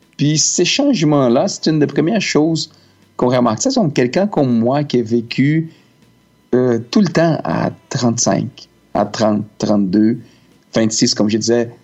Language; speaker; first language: French; native; French